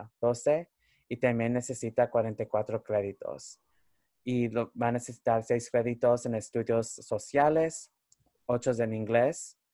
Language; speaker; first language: Spanish; early bilingual, heritage; Spanish